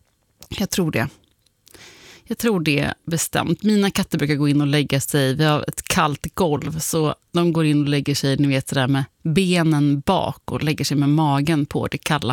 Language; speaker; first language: Swedish; native; Swedish